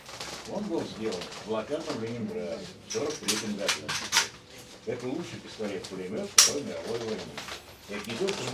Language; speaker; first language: Russian; native; Russian